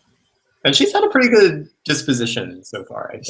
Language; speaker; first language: English; native; English